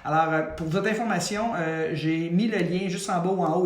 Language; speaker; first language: French; native; French